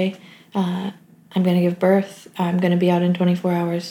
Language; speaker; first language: English; native; English